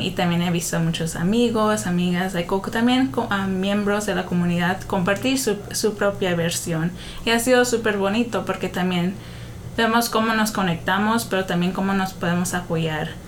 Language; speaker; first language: Spanish; early bilingual, heritage; Spanish